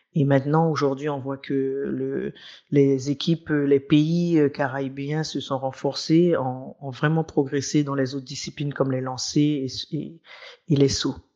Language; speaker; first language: French; native; French